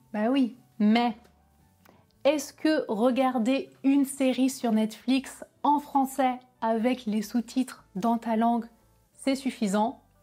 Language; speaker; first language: French; native; French